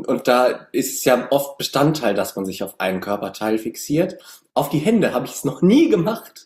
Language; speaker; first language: German; native; German